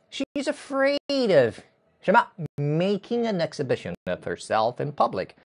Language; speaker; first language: English; non-native, fluent; Chinese